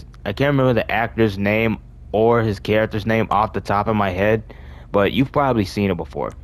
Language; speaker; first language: English; native; English